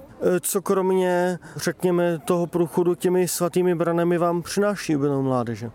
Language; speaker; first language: Czech; native; Czech